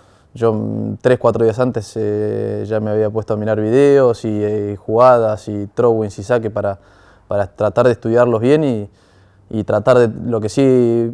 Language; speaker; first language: Spanish; native; Spanish